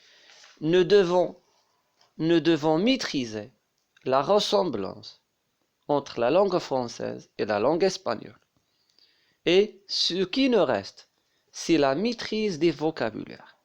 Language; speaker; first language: French; non-native, local second language; Arabic